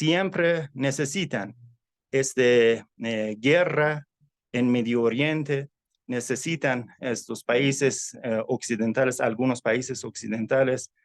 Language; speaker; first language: Spanish; non-native, fluent; Persian